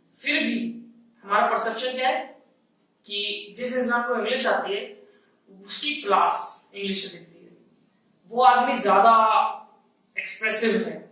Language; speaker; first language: Hindi; native; Hindi